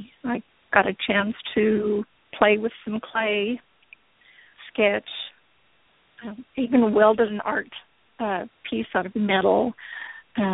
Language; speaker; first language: English; native; English